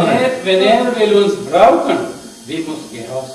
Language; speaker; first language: German; non-native, learner; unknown